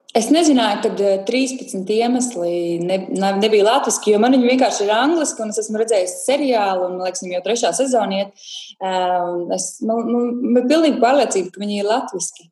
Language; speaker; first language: Latvian; native; Latvian